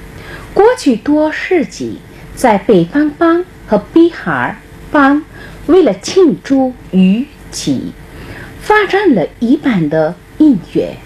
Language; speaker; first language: Chinese; non-native, fluent; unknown